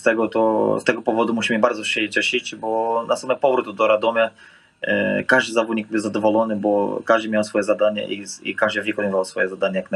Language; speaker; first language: Polish; non-native, fluent; Portuguese